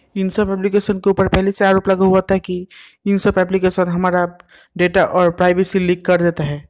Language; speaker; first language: Hindi; native; Hindi